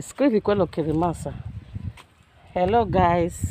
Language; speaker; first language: Italian; non-native, learner; English